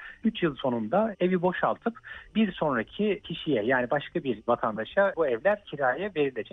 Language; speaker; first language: Turkish; native; Turkish